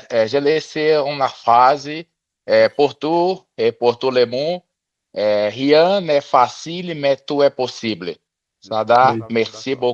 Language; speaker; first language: French; non-native, learner; Portuguese